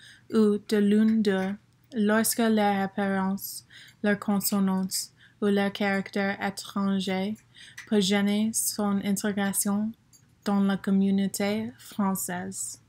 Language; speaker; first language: French; non-native, learner; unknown